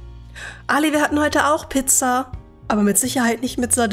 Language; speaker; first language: German; native; German